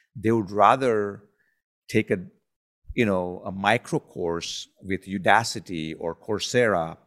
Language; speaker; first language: English; non-native, local second language; Gujarati